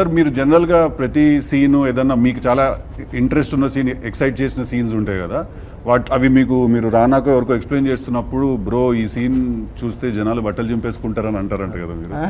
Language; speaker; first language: Telugu; native; Telugu